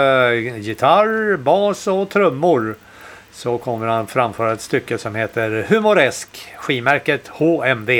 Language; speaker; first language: Swedish; native; Swedish